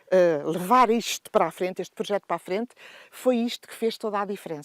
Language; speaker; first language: Portuguese; native; Portuguese